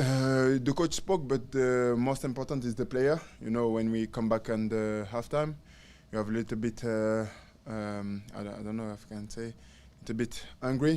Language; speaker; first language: English; non-native, learner; French